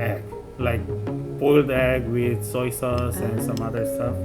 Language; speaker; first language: English; non-native, fluent; Korean